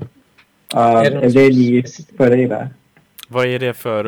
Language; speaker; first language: Swedish; non-native, learner; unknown